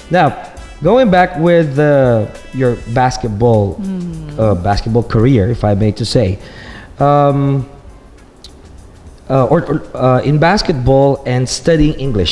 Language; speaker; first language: English; non-native, local second language; Filipino